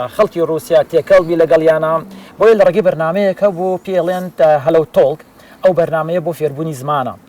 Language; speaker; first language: Central Kurdish; non-native, local second language; Gurani